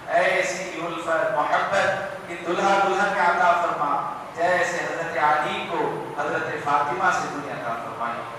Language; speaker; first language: Urdu; native; Urdu